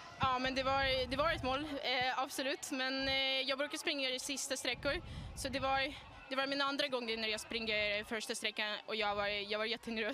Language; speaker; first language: Swedish; non-native, fluent; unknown